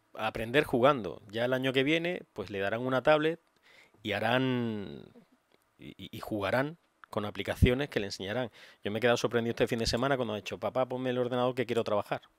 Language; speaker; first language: Spanish; native; Spanish